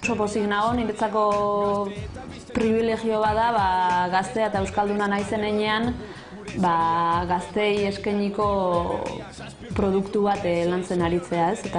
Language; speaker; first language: Basque; native; Basque